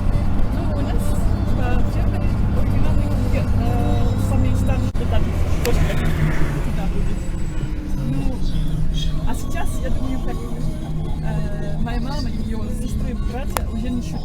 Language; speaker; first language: Russian; non-native, learner; German